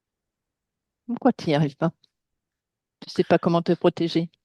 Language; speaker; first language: French; native; French